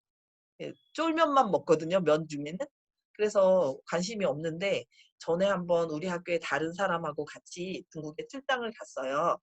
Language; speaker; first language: Korean; native; Korean